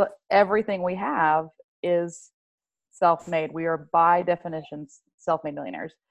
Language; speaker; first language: English; early bilingual, other home language; French